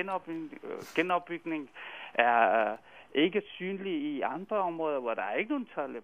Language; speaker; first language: Danish; non-native, fluent; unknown